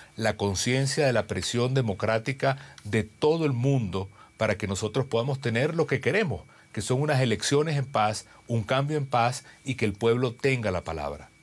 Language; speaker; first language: Spanish; native; Spanish